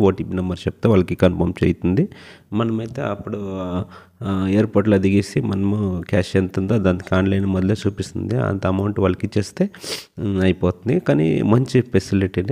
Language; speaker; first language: Telugu; native; Telugu